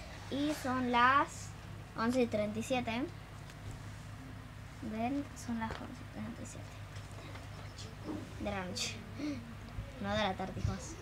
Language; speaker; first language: Spanish; native; Spanish